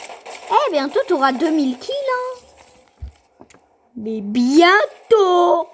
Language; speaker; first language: French; native; French